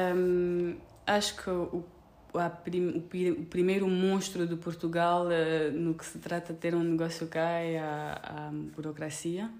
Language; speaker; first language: Portuguese; non-native, fluent; French